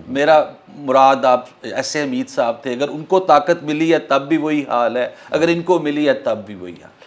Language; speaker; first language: Urdu; non-native, local second language; Punjabi